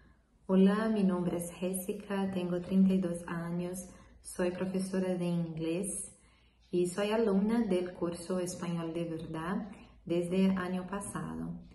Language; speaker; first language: Spanish; non-native, learner; Portuguese